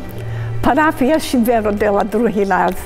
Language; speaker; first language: Ukrainian; early bilingual, heritage; English